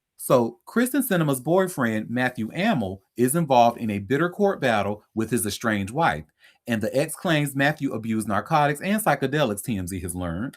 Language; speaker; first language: English; native; English